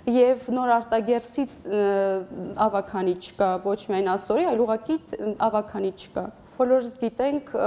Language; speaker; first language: Armenian; non-native, local second language; Assyrian Neo-Aramaic